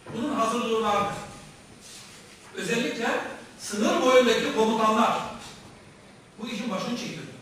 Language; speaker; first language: Turkish; native; Turkish